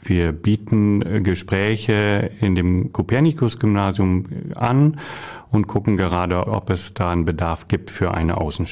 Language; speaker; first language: German; native; German